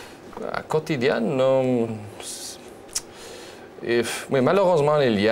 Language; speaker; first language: French; non-native, learner; Spanish